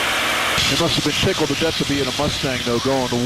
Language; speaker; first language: English; native; English